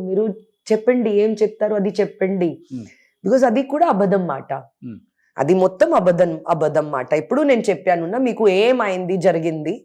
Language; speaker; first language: Telugu; non-native, local second language; Hindi